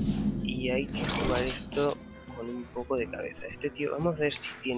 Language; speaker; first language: Spanish; native; Spanish